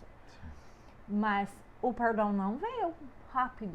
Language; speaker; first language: Portuguese; non-native, fluent; English